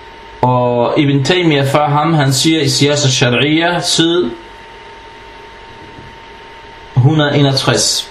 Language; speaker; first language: Danish; early bilingual, other home language; Arabic